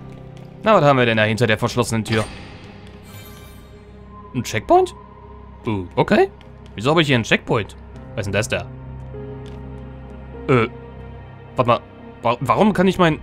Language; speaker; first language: German; native; German